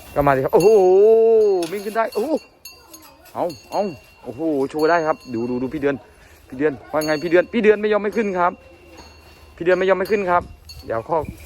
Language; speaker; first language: Thai; native; Thai